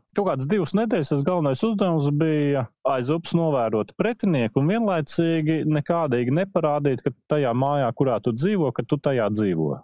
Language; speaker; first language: Latvian; native; Latvian